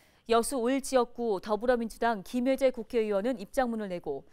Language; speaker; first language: Korean; native; Korean